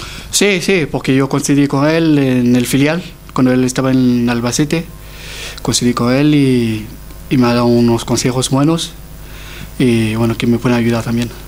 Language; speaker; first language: Spanish; non-native, fluent; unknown